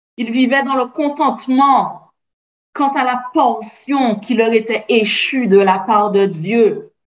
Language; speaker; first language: French; native; French